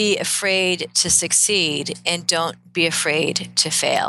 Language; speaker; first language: English; native; English